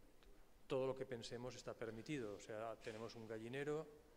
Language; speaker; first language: Spanish; native; Spanish